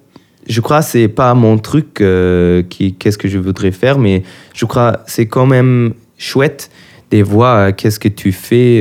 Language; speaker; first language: French; non-native, learner; German